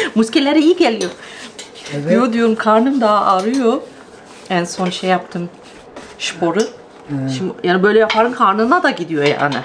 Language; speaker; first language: Turkish; non-native, learner; Polish